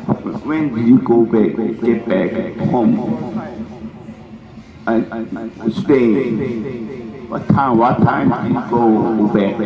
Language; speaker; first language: English; non-native, learner; Korean